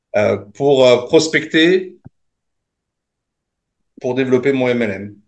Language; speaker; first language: French; native; French